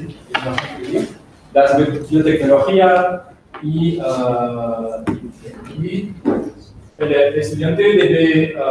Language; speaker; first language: Spanish; non-native, learner; French